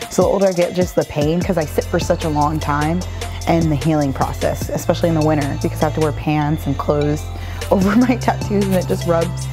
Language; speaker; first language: English; native; English